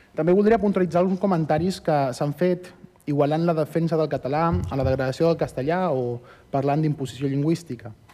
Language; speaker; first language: Catalan; early bilingual, other home language; Spanish